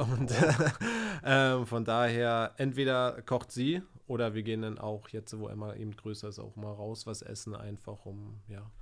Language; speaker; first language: German; native; German